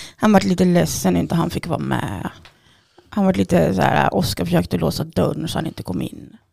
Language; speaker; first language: Swedish; native; Swedish